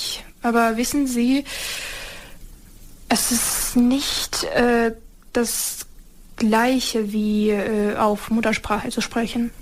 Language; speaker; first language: German; non-native, fluent; Ukrainian